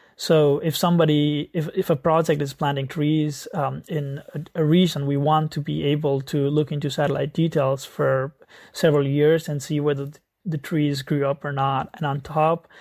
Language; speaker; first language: English; non-native, local second language; Nepali